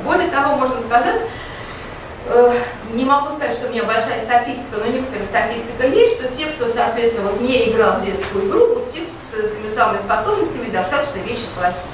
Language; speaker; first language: Russian; native; Russian